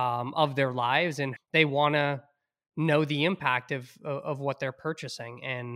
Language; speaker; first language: English; native; English